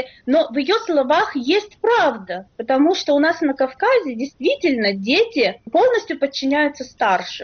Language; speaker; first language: Russian; native; Russian